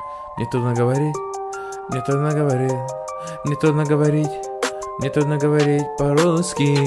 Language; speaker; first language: Russian; early bilingual, heritage; Russian